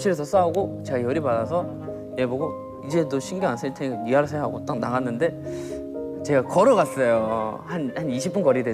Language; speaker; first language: Korean; native; Korean